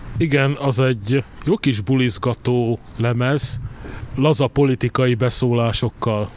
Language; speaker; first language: Hungarian; native; Hungarian